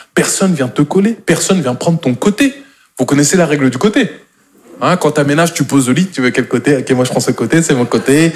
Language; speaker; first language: French; native; French